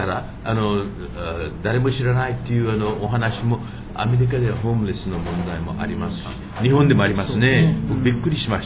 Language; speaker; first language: Japanese; early bilingual, heritage; English